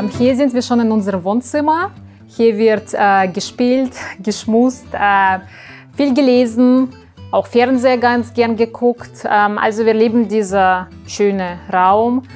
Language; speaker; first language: German; non-native, fluent; Russian